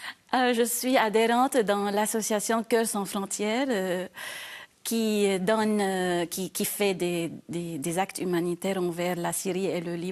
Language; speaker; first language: French; non-native, fluent; Arabic